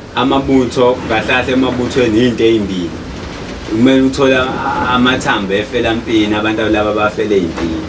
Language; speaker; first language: Zulu; native; Zulu